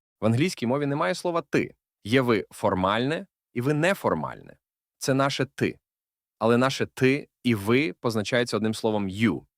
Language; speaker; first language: Ukrainian; native; Ukrainian